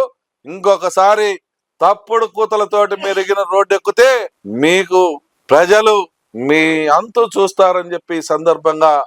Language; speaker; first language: Telugu; native; Telugu